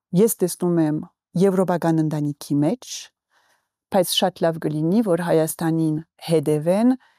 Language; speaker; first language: Armenian; early bilingual, heritage; Armenian